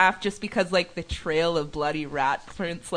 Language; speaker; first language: English; native; English